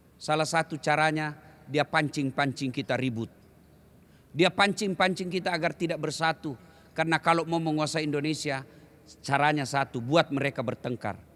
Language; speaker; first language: Indonesian; native; Indonesian